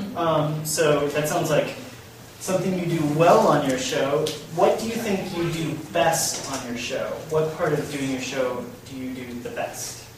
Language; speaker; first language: English; native; English